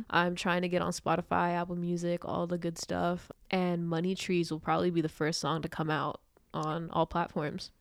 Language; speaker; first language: English; early bilingual, other home language; Urdu